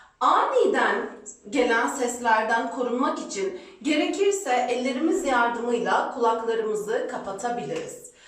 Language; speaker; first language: Turkish; native; Turkish